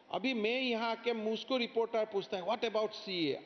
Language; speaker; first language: Hindi; non-native, local second language; Assamese